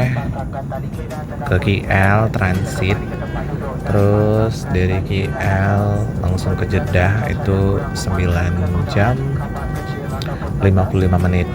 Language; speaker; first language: Indonesian; native; Indonesian